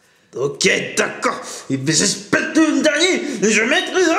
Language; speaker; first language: French; native; French